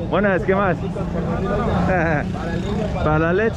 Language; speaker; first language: Spanish; non-native, learner; English